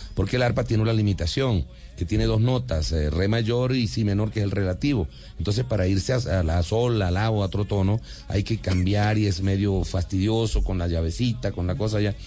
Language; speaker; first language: Spanish; native; Spanish